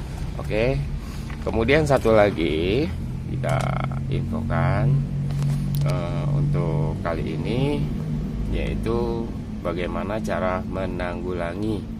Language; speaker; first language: Indonesian; native; Indonesian